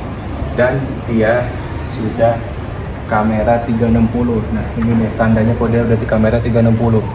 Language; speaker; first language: Indonesian; native; Indonesian